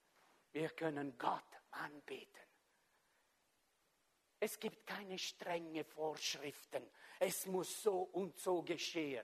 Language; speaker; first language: German; non-native, fluent; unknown